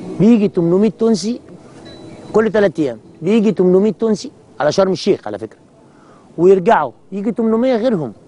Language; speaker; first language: Arabic; native; Arabic